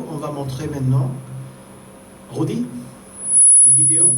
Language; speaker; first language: French; non-native, fluent; Spanish